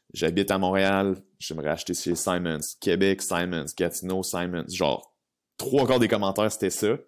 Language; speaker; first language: French; native; French